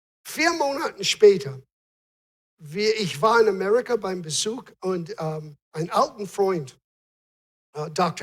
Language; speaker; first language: German; non-native, fluent; English